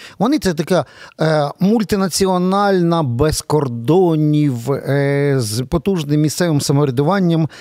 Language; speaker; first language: Ukrainian; native; Ukrainian